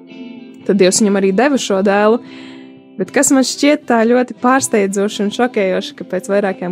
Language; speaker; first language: Latvian; native; Latvian